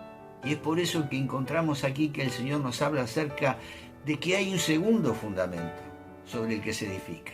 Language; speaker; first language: Spanish; native; Spanish